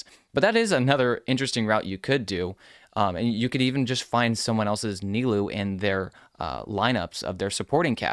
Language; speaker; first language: English; native; English